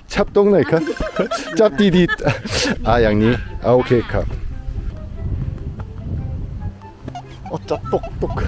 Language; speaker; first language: Thai; non-native, learner; Korean